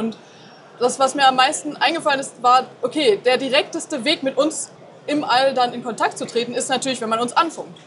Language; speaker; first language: German; native; German